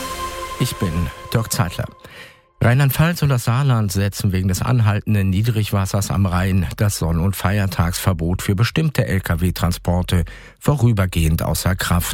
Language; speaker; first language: German; native; German